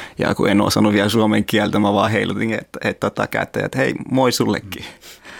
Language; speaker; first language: Finnish; early bilingual, other home language; Persian